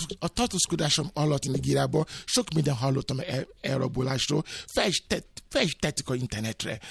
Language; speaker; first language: Hungarian; non-native, learner; Yoruba